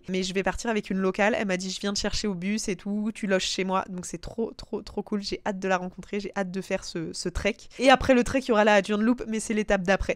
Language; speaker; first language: French; native; French